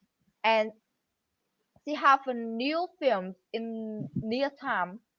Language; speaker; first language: English; non-native, learner; Vietnamese